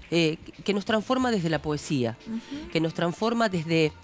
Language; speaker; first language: Spanish; native; Spanish